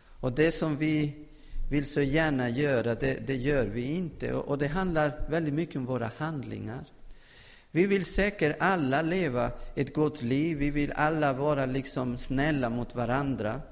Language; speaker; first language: Swedish; non-native, fluent; Spanish